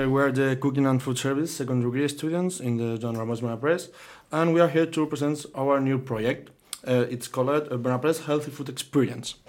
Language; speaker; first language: English; non-native, learner; Catalan